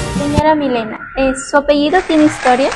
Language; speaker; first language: Spanish; native; Spanish